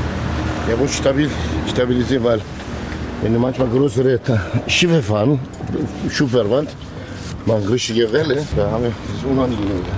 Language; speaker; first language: German; non-native, local second language; Turkish